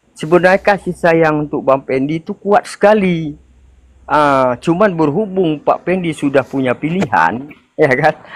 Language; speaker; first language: Indonesian; non-native, local second language; Achinese